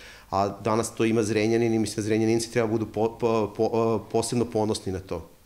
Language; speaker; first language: Serbian; native; Serbian